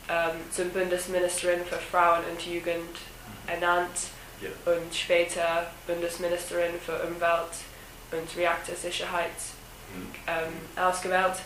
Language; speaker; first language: German; non-native, learner; English